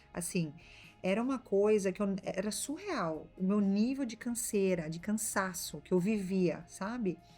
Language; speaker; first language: Portuguese; native; Portuguese